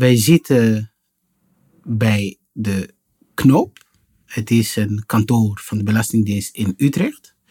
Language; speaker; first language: Dutch; non-native, fluent; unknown